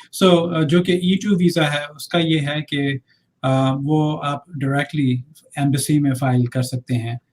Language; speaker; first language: Hindi; early bilingual, other home language; Urdu